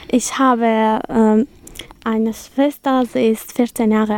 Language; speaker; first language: German; non-native, learner; Kurdish